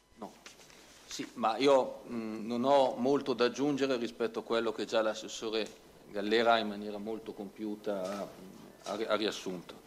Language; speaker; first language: Italian; native; Italian